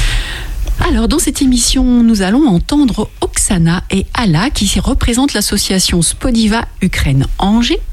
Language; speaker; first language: French; native; French